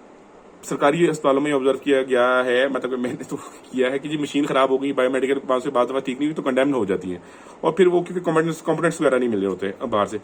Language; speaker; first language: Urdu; non-native, local second language; Punjabi